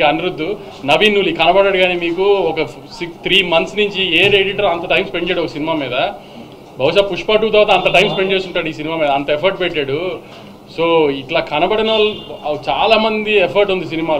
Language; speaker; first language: Telugu; native; Telugu